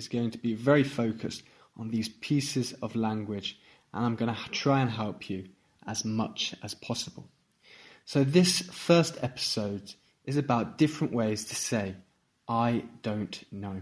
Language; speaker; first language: English; native; English